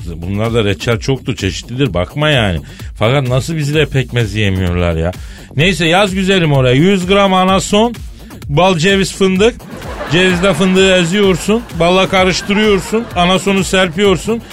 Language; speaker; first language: Turkish; native; Turkish